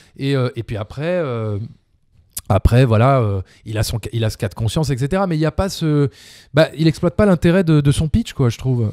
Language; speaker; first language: French; native; French